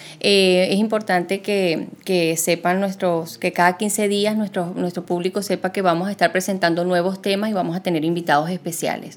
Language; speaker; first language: Spanish; native; Spanish